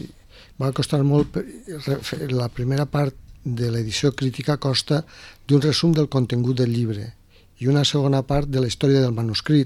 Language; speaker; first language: Catalan; native; Catalan